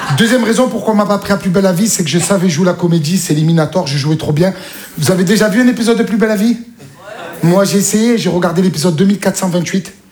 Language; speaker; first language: French; native; French